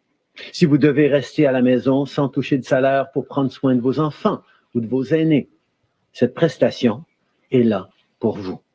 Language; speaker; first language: French; native; French